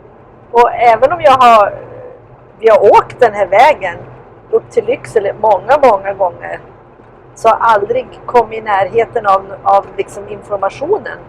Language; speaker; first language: Swedish; native; Swedish